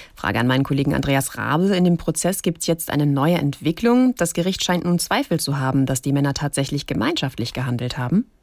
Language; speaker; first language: German; native; German